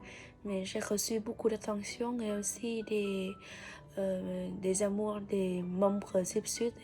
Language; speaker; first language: French; non-native, fluent; Vietnamese